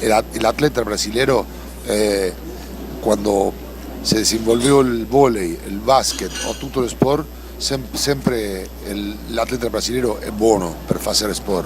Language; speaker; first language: Portuguese; non-native, learner; Spanish